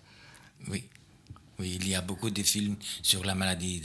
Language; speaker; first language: French; non-native, fluent; Portuguese